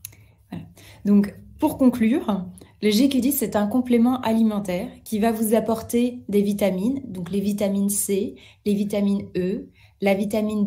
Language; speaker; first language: French; native; French